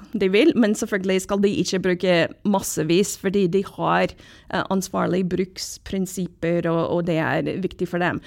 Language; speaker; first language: Norwegian; non-native, fluent; English